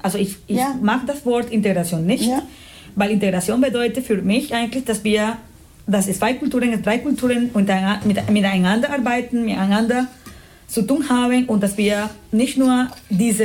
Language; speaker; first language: German; non-native, fluent; Spanish